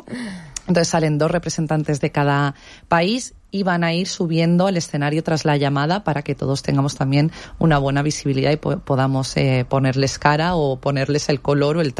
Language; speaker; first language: Spanish; native; Spanish